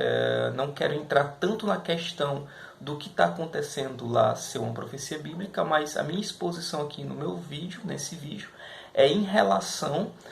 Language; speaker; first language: Portuguese; native; Portuguese